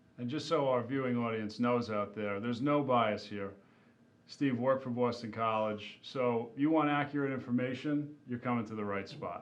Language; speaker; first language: English; native; English